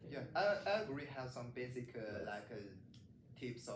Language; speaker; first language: English; non-native, learner; Chinese